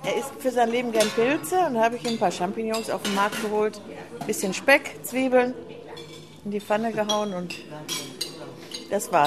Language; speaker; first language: German; native; German